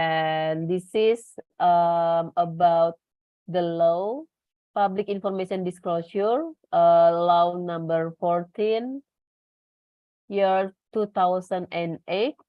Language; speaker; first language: English; non-native, learner; Indonesian